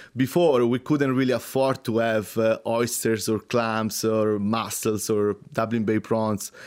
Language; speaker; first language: English; non-native, fluent; Italian